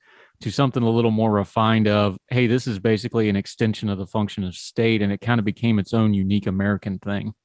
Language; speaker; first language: English; native; English